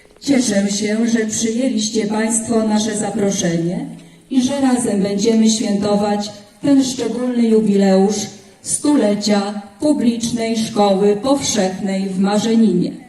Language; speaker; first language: Polish; native; Polish